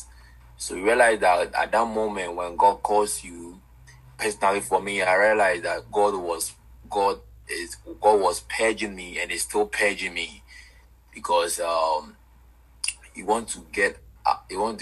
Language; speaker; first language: English; non-native, local second language; Akan